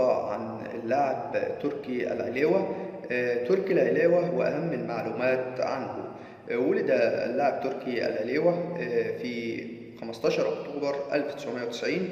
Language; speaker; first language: Arabic; native; Arabic